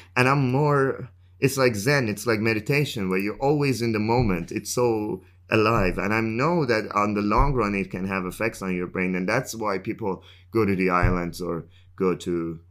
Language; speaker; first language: English; non-native, fluent; Persian